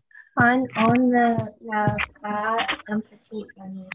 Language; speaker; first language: French; non-native, learner; English